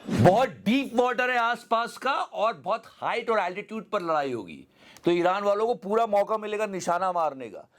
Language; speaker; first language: Hindi; native; Hindi